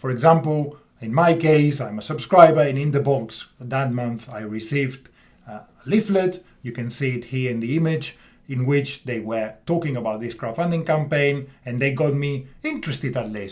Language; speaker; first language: English; non-native, fluent; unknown